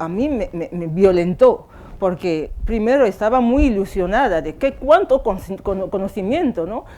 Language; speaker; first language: Spanish; non-native, fluent; Fang